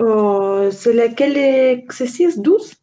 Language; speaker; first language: French; non-native, learner; Ukrainian